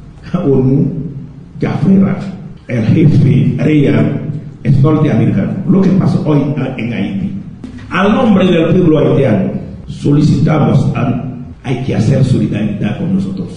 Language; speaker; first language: Spanish; non-native, local second language; Haitian Creole